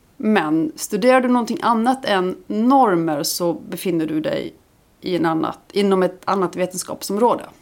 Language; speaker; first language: Swedish; early bilingual, other home language; Icelandic